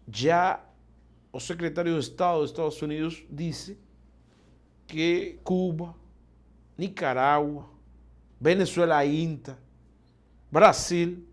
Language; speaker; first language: Portuguese; non-native, fluent; Spanish